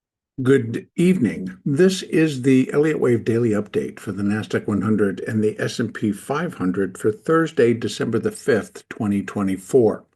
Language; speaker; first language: English; native; English